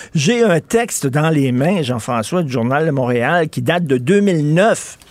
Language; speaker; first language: French; native; French